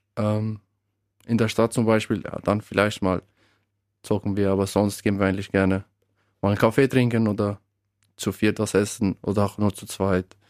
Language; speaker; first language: German; early bilingual, other home language; Albanian